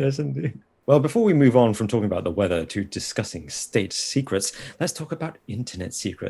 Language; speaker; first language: English; native; English